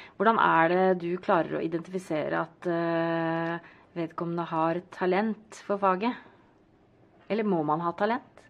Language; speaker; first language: Norwegian; native; Norwegian